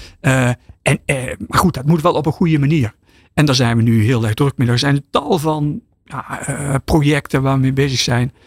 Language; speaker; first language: Dutch; native; Dutch